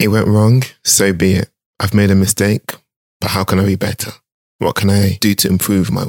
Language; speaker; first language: English; non-native, local second language; Akan